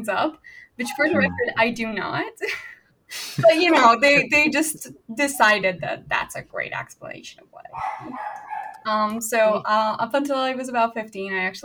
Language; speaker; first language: English; non-native, fluent; Hungarian